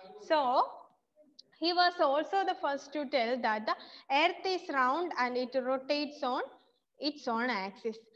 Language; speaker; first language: English; non-native, local second language; Malayalam